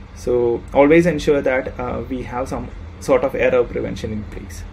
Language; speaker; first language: English; non-native, local second language; Malayalam